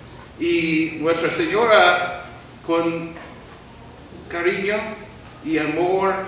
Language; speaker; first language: Spanish; non-native, fluent; English